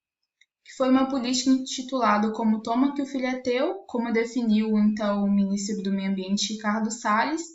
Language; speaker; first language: Portuguese; native; Portuguese